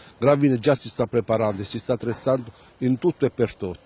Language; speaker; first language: Italian; native; Italian